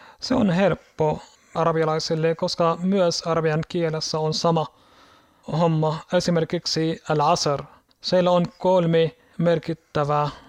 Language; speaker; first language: Finnish; non-native, learner; Arabic